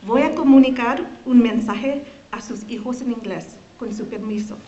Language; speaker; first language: Spanish; early bilingual, heritage; Spanish